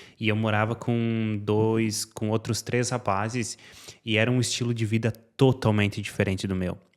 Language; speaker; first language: Portuguese; native; Portuguese